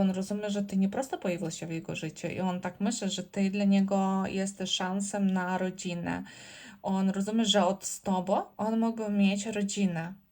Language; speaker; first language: Polish; non-native, learner; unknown